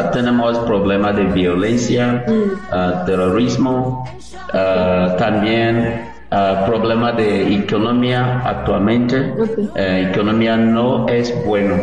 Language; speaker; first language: Spanish; non-native, learner; English